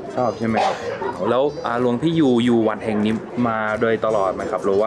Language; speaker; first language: Thai; non-native, fluent; English